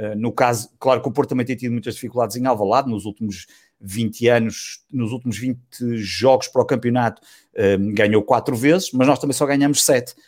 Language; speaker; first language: Portuguese; native; Portuguese